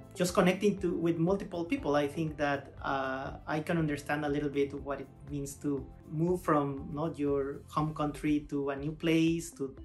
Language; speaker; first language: English; non-native, fluent; Spanish